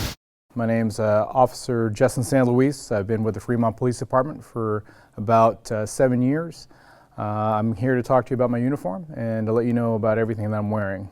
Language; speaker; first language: English; native; English